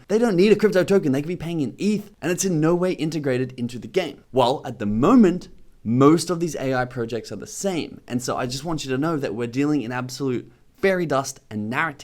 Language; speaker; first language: English; native; English